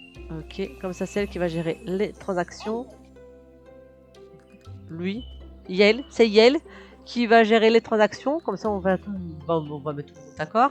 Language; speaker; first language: French; native; French